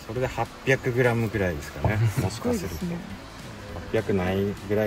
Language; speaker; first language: Japanese; native; Japanese